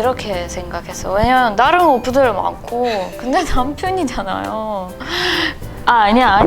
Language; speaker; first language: Korean; non-native, learner; Russian